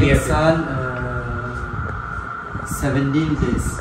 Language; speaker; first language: Hindi; non-native, local second language; Malayalam